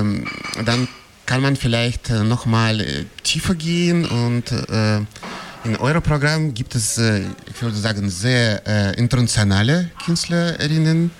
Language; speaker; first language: German; non-native, fluent; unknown